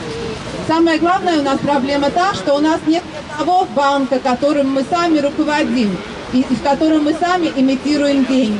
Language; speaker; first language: Russian; non-native, local second language; Latvian